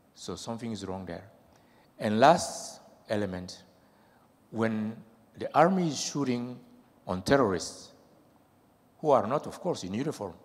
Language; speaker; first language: English; non-native, fluent; French